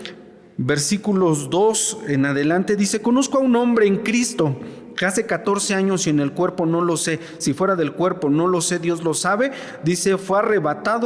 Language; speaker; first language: Spanish; native; Spanish